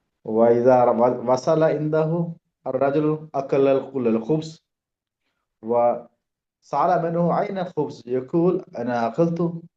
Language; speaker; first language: Arabic; non-native, learner; Urdu